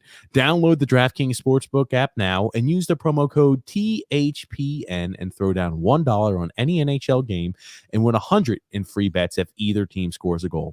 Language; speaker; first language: English; native; English